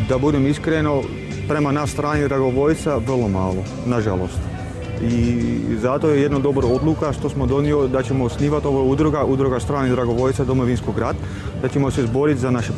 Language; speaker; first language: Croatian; non-native, learner; Dutch